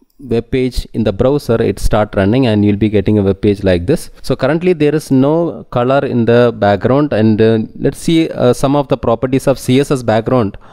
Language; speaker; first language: English; non-native, local second language; Tamil